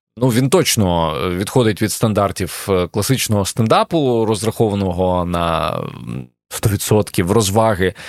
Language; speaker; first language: Ukrainian; native; Ukrainian